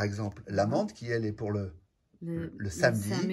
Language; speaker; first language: French; native; French